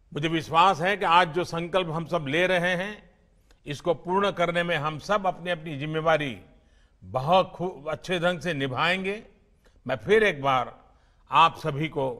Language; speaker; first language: Hindi; non-native, local second language; Gujarati